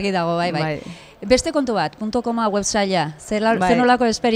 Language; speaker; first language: Basque; native; Basque